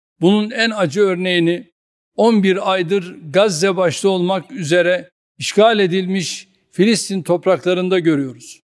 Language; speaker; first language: Turkish; native; Turkish